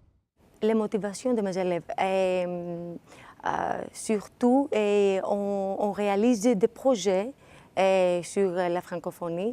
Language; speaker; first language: French; non-native, fluent; Greek